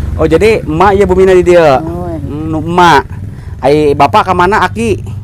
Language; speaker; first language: Indonesian; non-native, local second language; Sundanese